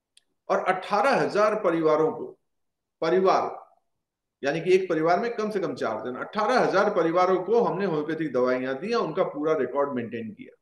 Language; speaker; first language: Hindi; native; Hindi